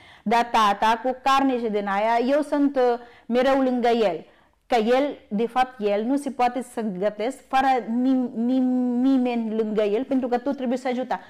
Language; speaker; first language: Romanian; non-native, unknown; Filipino